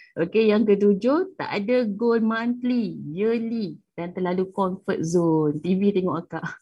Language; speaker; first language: Malay; native; Malay